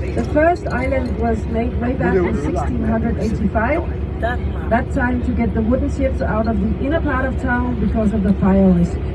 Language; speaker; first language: English; non-native, fluent; Danish